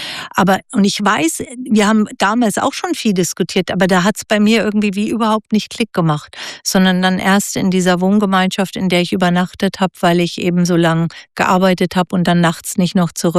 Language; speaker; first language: German; native; German